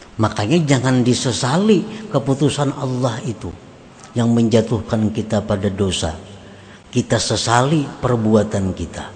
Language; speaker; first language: Indonesian; non-native, local second language; Banjar